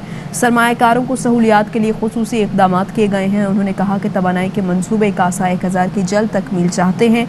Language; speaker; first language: Urdu; native; Urdu